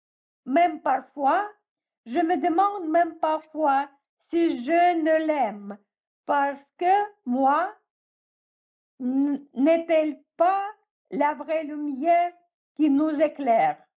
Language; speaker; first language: French; non-native, fluent; Russian